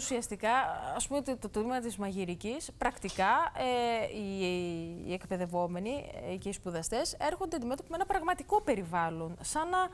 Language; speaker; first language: Greek; native; Greek